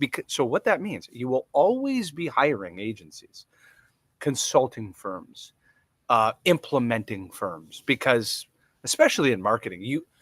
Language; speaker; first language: English; native; English